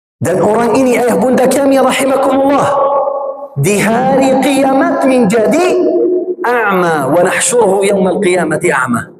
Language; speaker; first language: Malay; non-native, fluent; Arabic